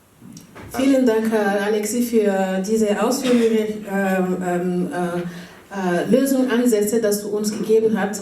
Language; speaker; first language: German; non-native, fluent; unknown